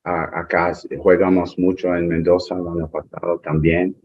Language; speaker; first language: Spanish; non-native, learner; English